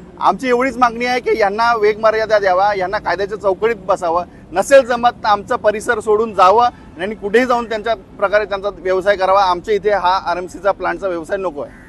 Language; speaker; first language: Marathi; native; Marathi